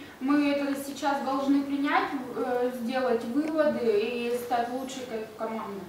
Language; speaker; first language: Russian; native; Russian